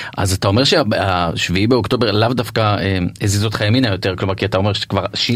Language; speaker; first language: Hebrew; native; Hebrew